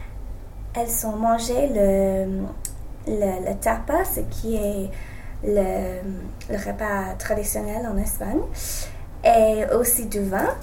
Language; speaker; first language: French; non-native, learner; English